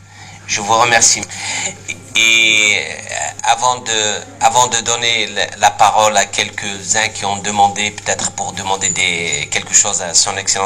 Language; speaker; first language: French; non-native, local second language; Arabic